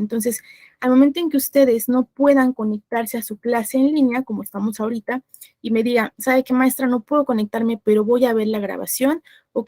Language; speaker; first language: Spanish; native; Spanish